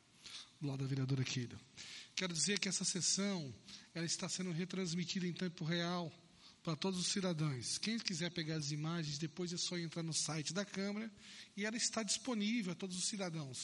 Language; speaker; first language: Portuguese; native; Portuguese